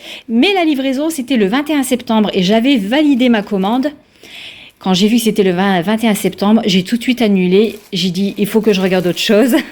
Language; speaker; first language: French; native; French